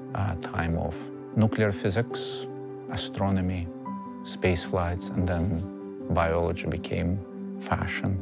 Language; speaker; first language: English; non-native, fluent; Russian